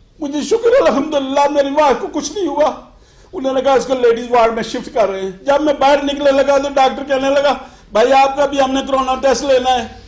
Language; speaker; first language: Urdu; non-native, local second language; Pahari-Potwari